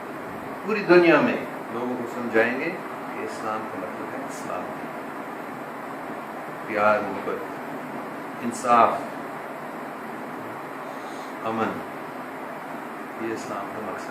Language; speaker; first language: Hindi; non-native, local second language; English